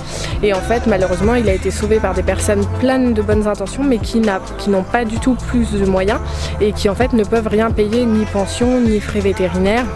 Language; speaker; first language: French; native; French